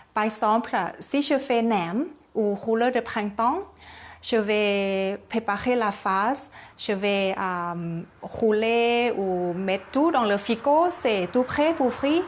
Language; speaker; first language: French; non-native, learner; Thai